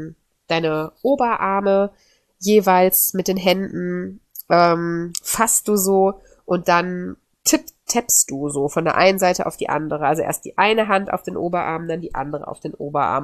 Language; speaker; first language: German; native; German